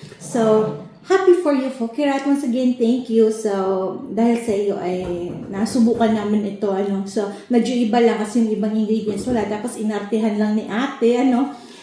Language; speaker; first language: Filipino; non-native, local second language; Cebuano